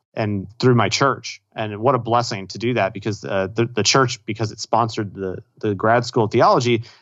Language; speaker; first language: English; native; English